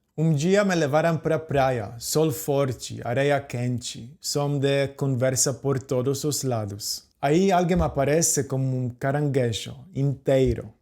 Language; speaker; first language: Portuguese; non-native, fluent; Polish